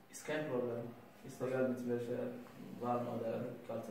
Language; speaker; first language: German; non-native, learner; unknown